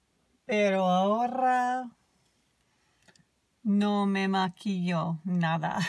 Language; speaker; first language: Spanish; non-native, fluent; English